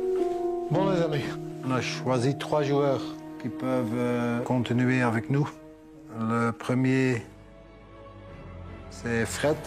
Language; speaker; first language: French; non-native, local second language; Dutch